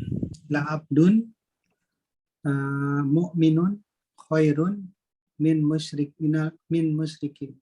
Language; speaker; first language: Arabic; non-native, learner; Indonesian